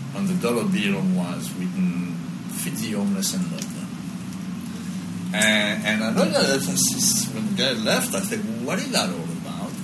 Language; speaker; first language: English; non-native, fluent; French